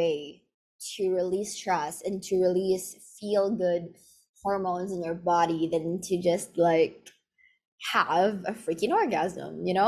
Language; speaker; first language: English; non-native, local second language; Filipino